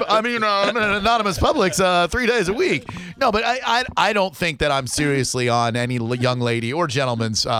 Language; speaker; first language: English; native; English